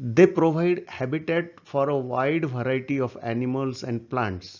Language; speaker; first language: English; non-native, local second language; Marathi